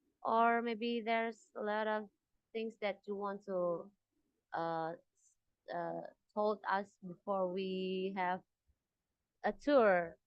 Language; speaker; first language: English; non-native, local second language; Indonesian